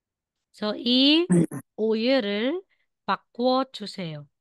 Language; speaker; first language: Korean; non-native, learner; Filipino